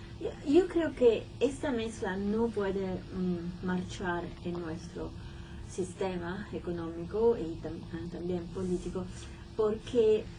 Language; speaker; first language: Spanish; non-native, fluent; Italian